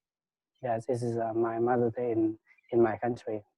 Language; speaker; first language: English; non-native, learner; Lao